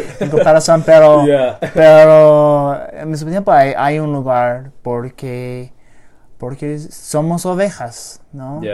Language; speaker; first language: Spanish; non-native, learner; English